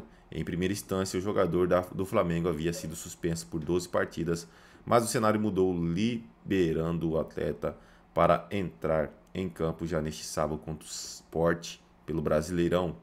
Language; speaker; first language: Portuguese; native; Portuguese